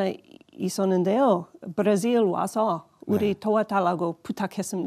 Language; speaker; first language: Korean; non-native, learner; English